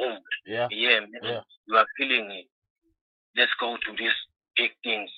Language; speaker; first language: English; non-native, local second language; Swati